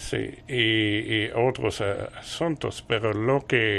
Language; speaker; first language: Spanish; non-native, learner; French